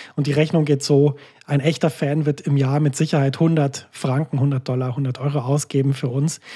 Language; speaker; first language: German; native; German